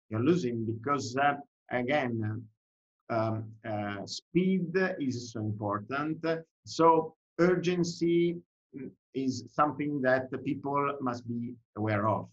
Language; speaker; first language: English; non-native, fluent; Italian